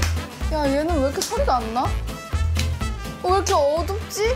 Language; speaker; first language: Korean; native; Korean